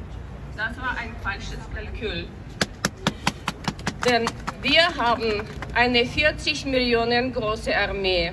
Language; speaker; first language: German; non-native, fluent; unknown